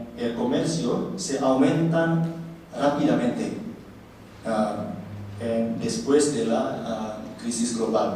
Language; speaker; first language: Spanish; non-native, learner; Indonesian